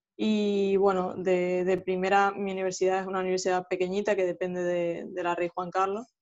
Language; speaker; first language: Spanish; native; Spanish